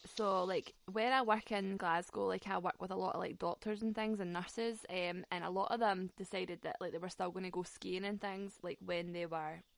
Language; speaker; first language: English; native; English